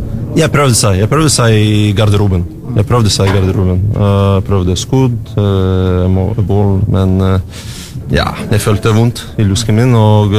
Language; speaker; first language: Norwegian; non-native, learner; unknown